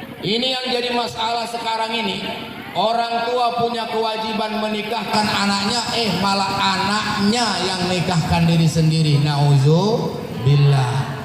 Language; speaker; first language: Indonesian; non-native, local second language; Buginese